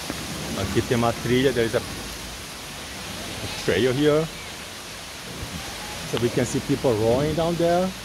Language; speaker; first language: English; non-native, fluent; Portuguese